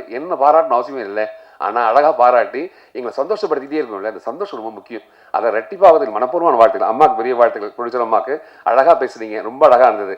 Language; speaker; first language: Tamil; native; Tamil